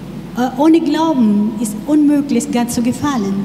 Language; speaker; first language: German; non-native, learner; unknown